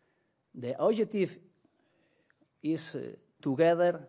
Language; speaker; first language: English; non-native, learner; Spanish